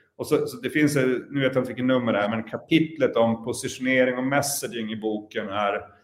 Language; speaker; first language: Swedish; native; Swedish